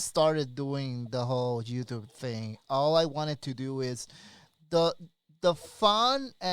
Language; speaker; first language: English; native; English